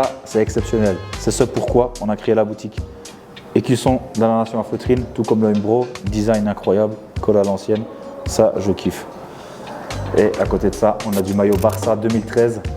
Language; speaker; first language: French; native; French